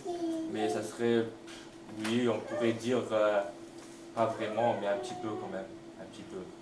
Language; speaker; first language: French; non-native, local second language; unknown